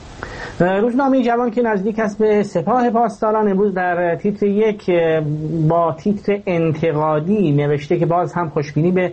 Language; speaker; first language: Persian; native; Persian